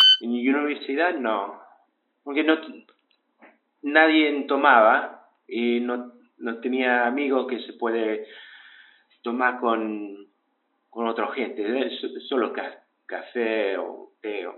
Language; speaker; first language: Spanish; early bilingual, heritage; English